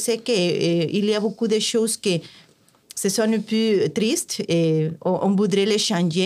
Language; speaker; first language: French; non-native, fluent; Spanish